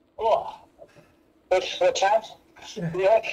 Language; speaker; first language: English; non-native, learner; German